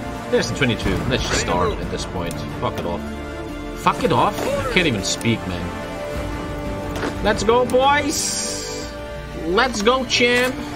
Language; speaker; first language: English; non-native, fluent; German